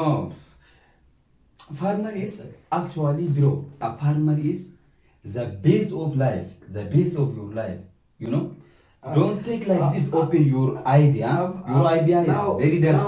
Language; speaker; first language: English; non-native, learner; Oromo